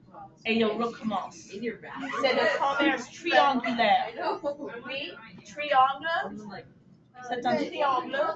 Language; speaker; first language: French; non-native, fluent; English